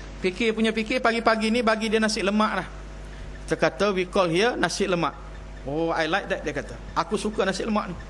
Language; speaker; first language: Malay; native; Malay